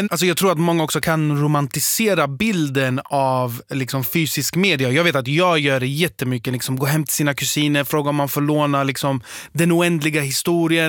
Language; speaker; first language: Swedish; native; Swedish